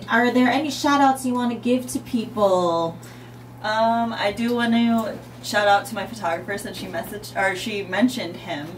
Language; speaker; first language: English; native; English